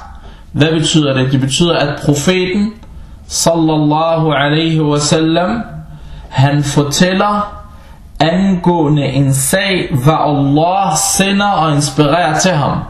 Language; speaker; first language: Danish; early bilingual, other home language; Arabic